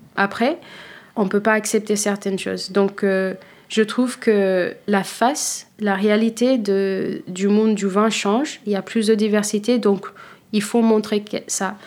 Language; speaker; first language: French; non-native, fluent; Kabuverdianu